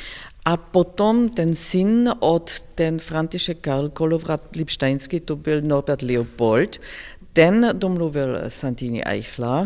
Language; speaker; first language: Czech; non-native, learner; German